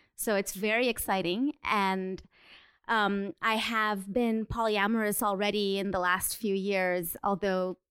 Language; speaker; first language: English; non-native, fluent; Portuguese